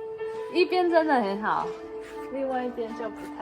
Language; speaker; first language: Chinese; early bilingual, heritage; Chinese